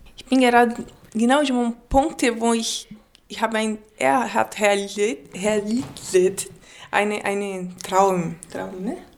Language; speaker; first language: German; non-native, learner; Portuguese